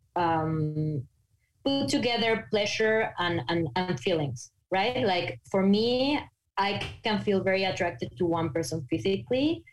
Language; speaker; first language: English; non-native, fluent; Spanish